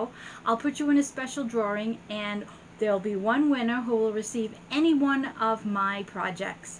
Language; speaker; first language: English; native; English